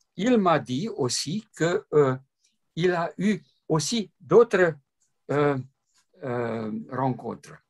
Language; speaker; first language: French; non-native, fluent; Romanian